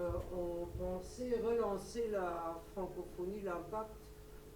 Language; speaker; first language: French; non-native, local second language; Luxembourgish